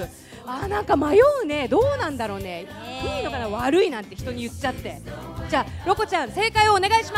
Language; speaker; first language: Japanese; native; Japanese